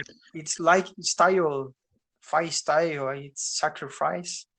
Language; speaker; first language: English; non-native, learner; Portuguese